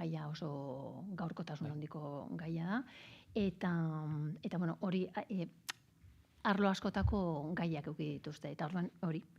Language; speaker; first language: Basque; native; Basque